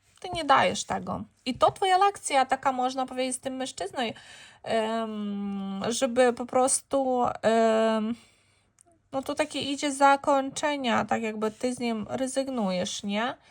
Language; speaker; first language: Polish; non-native, fluent; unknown